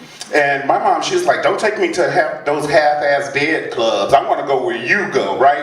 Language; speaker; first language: English; native; English